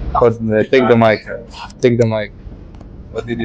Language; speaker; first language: English; non-native, fluent; Arabic